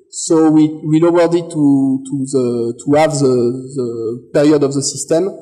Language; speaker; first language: English; non-native, fluent; French